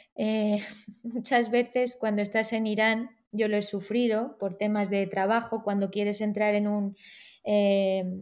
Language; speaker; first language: Spanish; native; Spanish